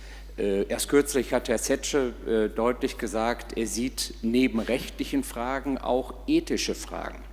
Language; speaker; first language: German; native; German